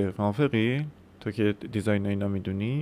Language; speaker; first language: Persian; native; Persian